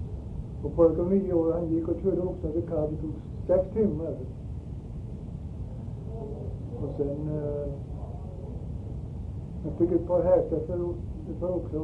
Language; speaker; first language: Swedish; early bilingual, heritage; Swedish